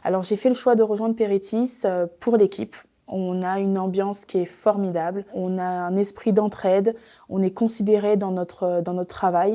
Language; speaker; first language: French; native; French